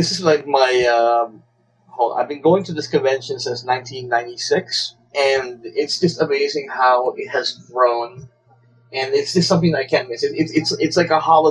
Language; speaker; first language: English; non-native, local second language; Filipino